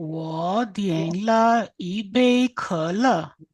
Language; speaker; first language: Chinese; non-native, learner; Greek